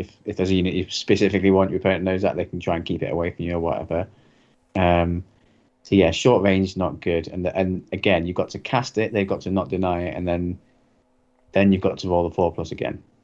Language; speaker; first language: English; native; English